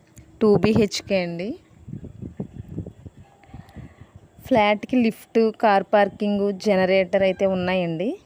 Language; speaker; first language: Telugu; native; Telugu